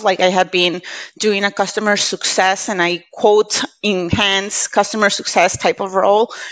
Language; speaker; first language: English; non-native, fluent; Spanish